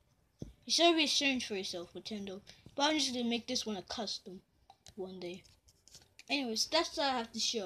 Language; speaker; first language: English; native; English